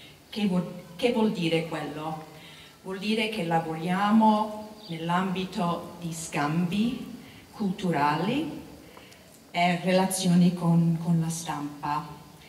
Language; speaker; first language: Italian; non-native, fluent; English